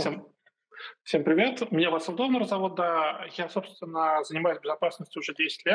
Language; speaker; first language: Russian; native; Russian